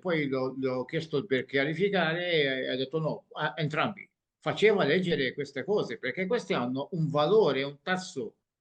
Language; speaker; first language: Italian; non-native, fluent; Maltese